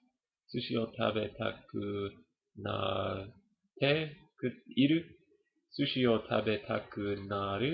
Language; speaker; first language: Japanese; non-native, learner; English